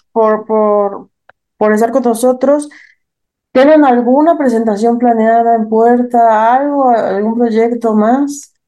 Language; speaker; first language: Spanish; native; Spanish